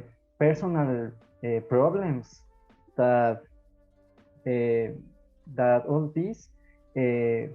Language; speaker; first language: English; non-native, learner; Spanish